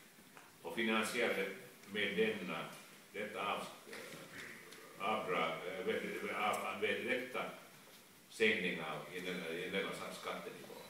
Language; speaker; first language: Swedish; non-native, local second language; Finnish